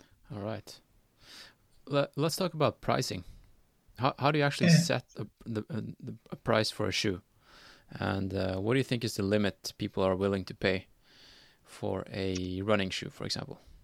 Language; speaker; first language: English; non-native, fluent; Norwegian